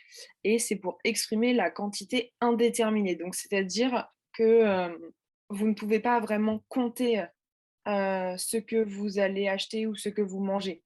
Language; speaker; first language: French; native; French